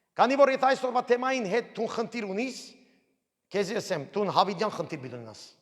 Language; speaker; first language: Armenian; early bilingual, heritage; Armenian